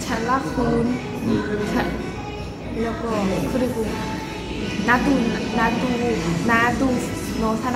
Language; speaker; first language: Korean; non-native, learner; Thai